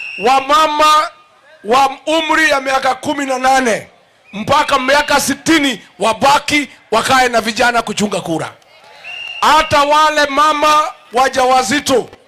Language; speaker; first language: Swahili; non-native, local second language; Kikuyu